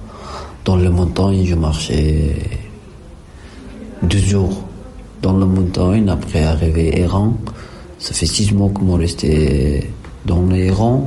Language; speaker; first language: French; non-native, learner; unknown